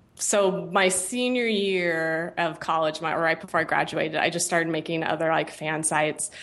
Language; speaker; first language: English; native; English